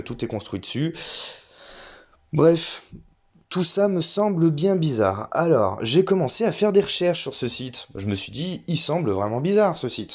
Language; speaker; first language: French; native; French